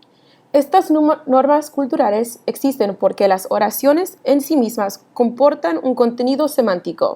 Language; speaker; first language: Spanish; early bilingual, heritage; Spanish